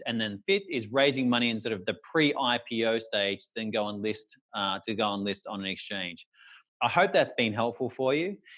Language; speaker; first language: English; native; English